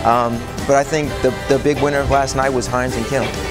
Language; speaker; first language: English; native; English